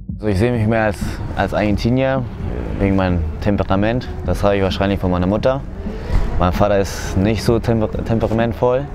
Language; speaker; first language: German; early bilingual, other home language; Spanish